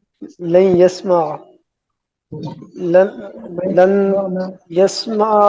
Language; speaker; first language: Arabic; non-native, learner; Urdu